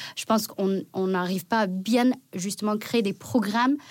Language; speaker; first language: French; non-native, fluent; Chinese